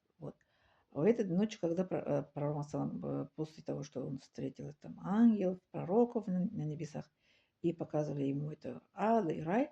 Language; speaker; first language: Russian; non-native, learner; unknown